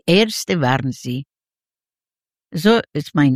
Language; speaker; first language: German; non-native, fluent; Yiddish